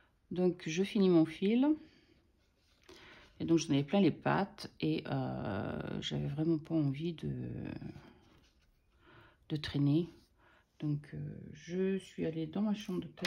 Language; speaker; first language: French; native; French